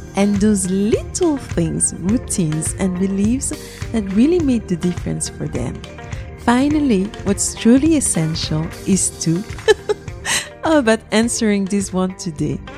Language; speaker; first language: English; non-native, fluent; French